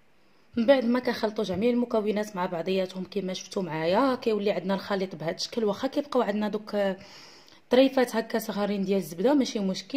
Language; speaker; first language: Arabic; native; Arabic